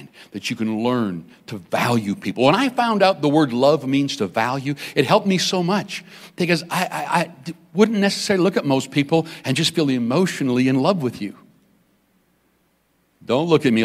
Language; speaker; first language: English; native; English